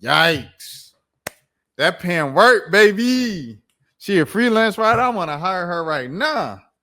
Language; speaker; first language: English; native; English